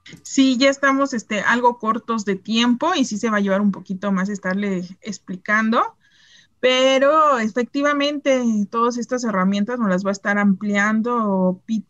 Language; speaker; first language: Spanish; native; Spanish